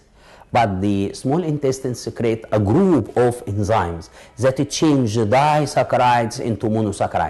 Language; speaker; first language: English; non-native, local second language; Arabic